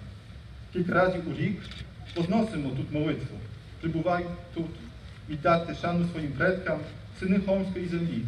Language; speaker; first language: Ukrainian; early bilingual, heritage; Ukrainian